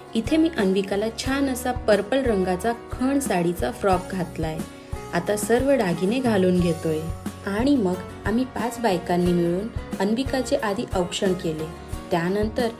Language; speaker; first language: Marathi; non-native, local second language; Gujarati